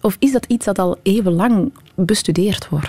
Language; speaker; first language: Dutch; native; Dutch